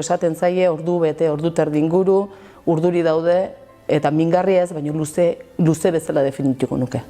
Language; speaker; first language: Basque; native; Basque